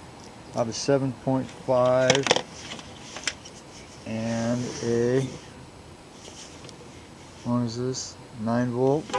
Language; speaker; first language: English; native; English